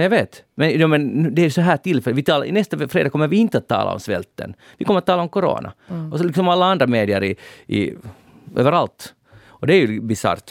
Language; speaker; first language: Swedish; native; Swedish